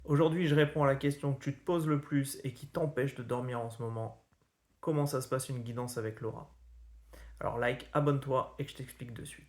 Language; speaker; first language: French; native; French